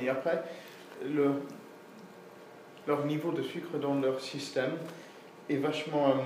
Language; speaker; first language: French; non-native, fluent; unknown